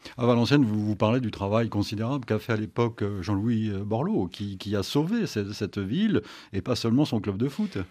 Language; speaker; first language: French; native; French